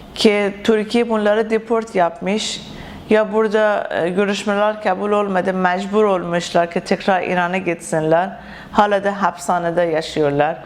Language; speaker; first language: Turkish; non-native, learner; Persian